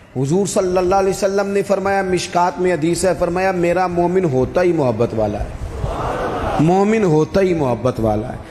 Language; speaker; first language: Urdu; non-native, local second language; Punjabi